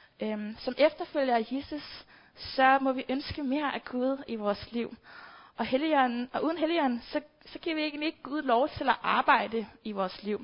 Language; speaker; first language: Danish; native; Danish